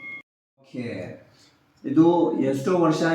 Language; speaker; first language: Kannada; non-native, local second language; Tibetan